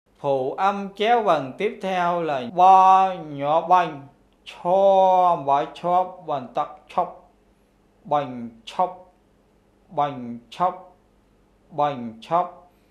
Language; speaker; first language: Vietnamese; non-native, local second language; Khmer